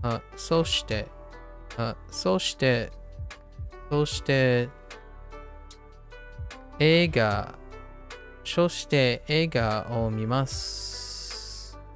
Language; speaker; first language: Japanese; non-native, learner; English